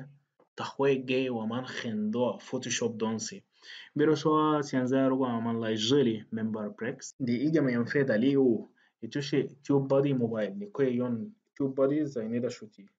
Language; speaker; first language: Chinese; non-native, fluent; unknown